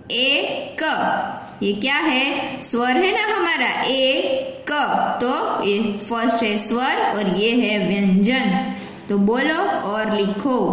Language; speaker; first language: Hindi; non-native, local second language; Gujarati